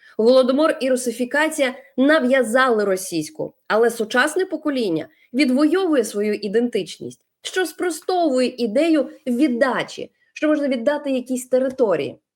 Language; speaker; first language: Ukrainian; non-native, local second language; Russian